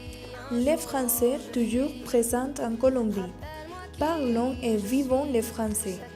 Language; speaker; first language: French; non-native, learner; Spanish